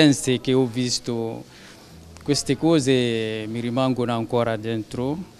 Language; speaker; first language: Italian; non-native, learner; French